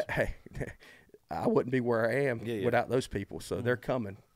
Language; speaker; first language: English; native; English